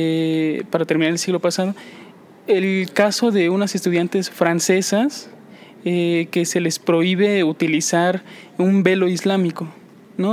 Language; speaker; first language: Spanish; native; Spanish